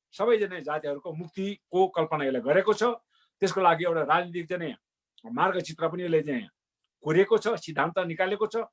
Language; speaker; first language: Nepali; non-native, local second language; Sherpa